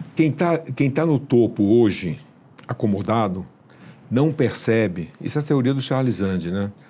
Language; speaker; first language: Portuguese; early bilingual, other home language; Hungarian